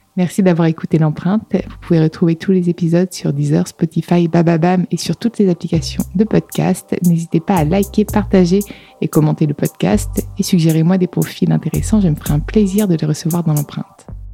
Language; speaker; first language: French; native; French